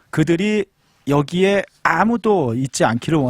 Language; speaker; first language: Korean; native; Korean